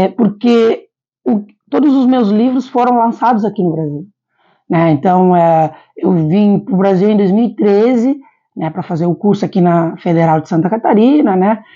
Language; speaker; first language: Portuguese; non-native, local second language; Kabuverdianu